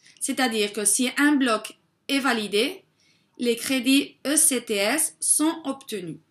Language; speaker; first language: French; non-native, fluent; Spanish